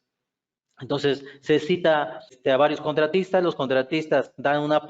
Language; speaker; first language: Spanish; native; Spanish